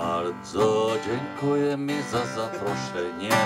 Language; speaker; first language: Polish; non-native, learner; Czech